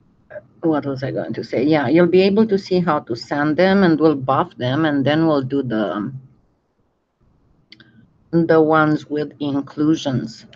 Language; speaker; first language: English; non-native, fluent; French